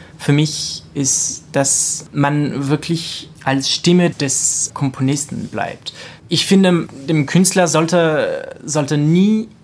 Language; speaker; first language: German; non-native, fluent; French